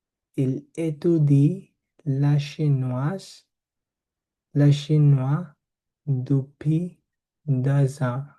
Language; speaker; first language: French; non-native, learner; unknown